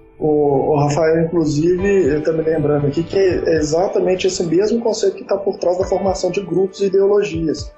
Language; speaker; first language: Portuguese; native; Portuguese